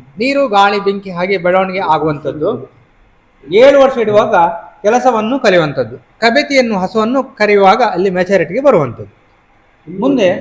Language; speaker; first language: Kannada; non-native, local second language; Tulu